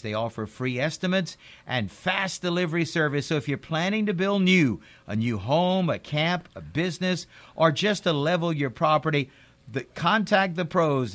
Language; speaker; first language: English; native; English